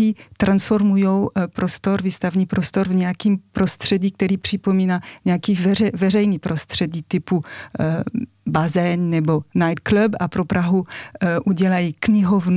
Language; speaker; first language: Czech; non-native, fluent; French